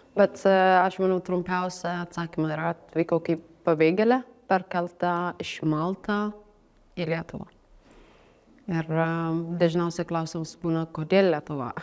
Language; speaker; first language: Lithuanian; non-native, fluent; Amharic